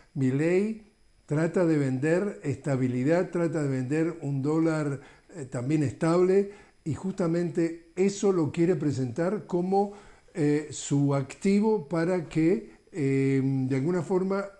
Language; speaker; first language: Spanish; native; Spanish